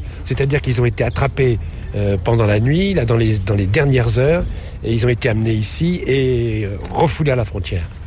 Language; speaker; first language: French; native; French